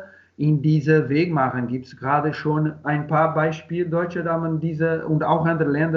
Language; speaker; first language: German; non-native, learner; Portuguese